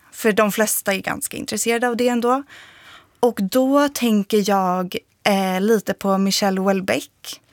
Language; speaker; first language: Swedish; native; Swedish